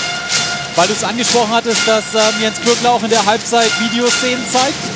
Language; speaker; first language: German; native; German